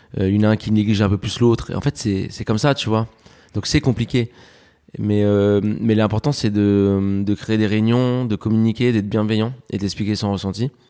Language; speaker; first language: French; early bilingual, other home language; Spanish